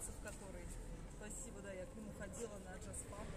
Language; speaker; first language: Russian; native; Russian